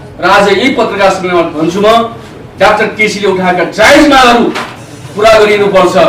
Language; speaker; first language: Nepali; non-native, local second language; Rana Tharu